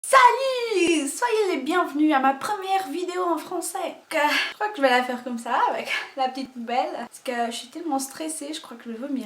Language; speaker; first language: French; non-native, fluent; Portuguese